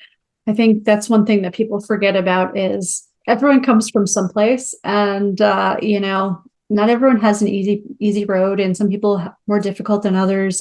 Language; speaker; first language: English; native; English